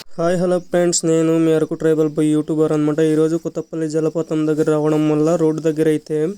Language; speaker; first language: Telugu; native; Telugu